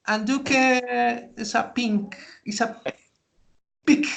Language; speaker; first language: English; non-native, learner; Spanish